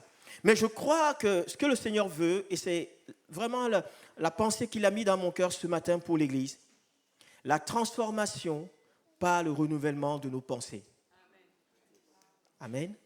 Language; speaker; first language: French; native; French